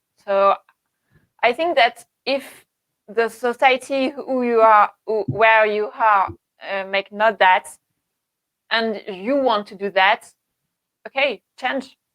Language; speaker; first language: English; non-native, learner; French